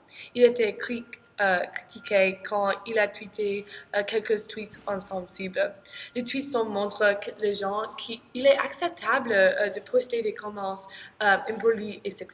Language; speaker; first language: French; non-native, learner; English